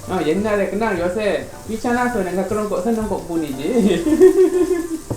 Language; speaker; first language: Korean; non-native, fluent; Malay